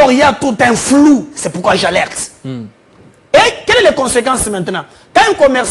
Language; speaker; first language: French; non-native, local second language; Lingala